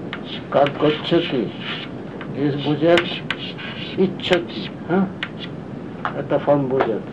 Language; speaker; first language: Russian; non-native, learner; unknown